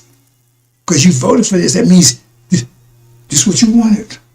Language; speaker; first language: English; native; English